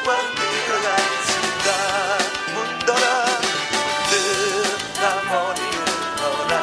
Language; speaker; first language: Korean; native; Korean